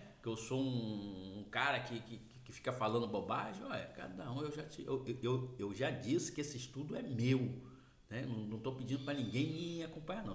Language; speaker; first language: Portuguese; native; Portuguese